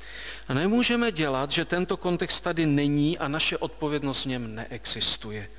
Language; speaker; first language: Czech; native; Czech